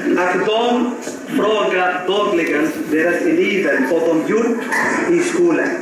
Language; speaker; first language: Swedish; non-native, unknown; Somali